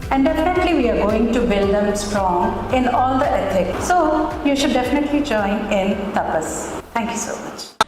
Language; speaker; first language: English; non-native, local second language; Telugu